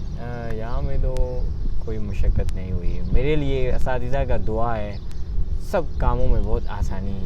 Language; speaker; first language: Hindi; non-native, learner; Burmese